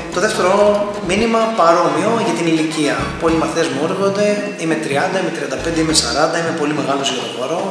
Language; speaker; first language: Greek; early bilingual, heritage; Greek